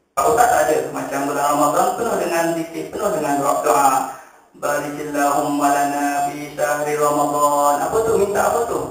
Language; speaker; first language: Malay; native; Malay